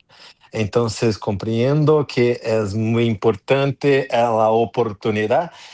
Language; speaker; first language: Spanish; non-native, fluent; Portuguese